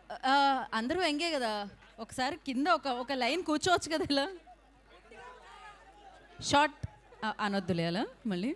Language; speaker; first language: Telugu; native; Telugu